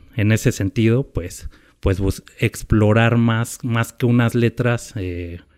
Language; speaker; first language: Spanish; native; Spanish